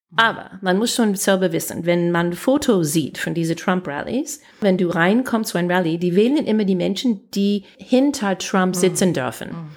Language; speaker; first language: German; non-native, fluent; English